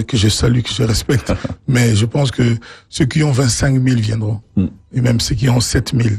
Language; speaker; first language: French; non-native, local second language; Lingala